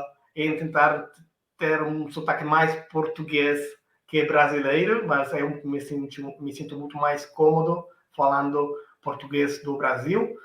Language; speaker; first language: Portuguese; non-native, fluent; Italian